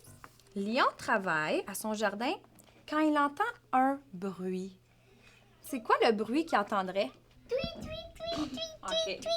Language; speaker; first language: French; native; French